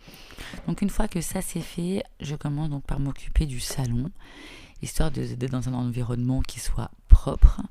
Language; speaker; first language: French; native; French